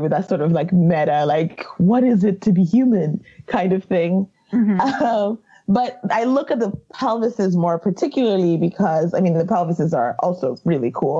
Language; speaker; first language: English; non-native, local second language; Yoruba